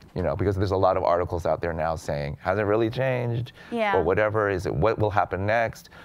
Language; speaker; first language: English; native; English